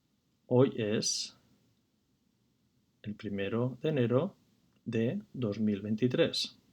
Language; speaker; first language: Spanish; non-native, fluent; English